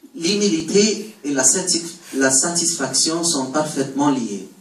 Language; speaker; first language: French; non-native, learner; Arabic